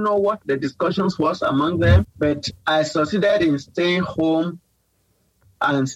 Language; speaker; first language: English; non-native, local second language; Yoruba